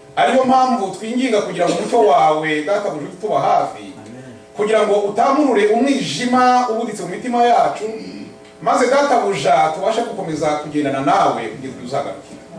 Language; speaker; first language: Kinyarwanda; native; Kinyarwanda